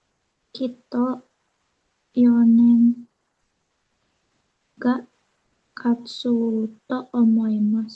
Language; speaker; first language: Japanese; non-native, learner; Indonesian